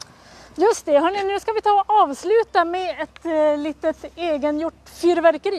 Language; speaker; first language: Swedish; native; Swedish